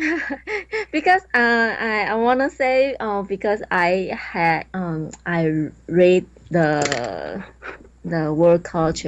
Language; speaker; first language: English; non-native, learner; Chinese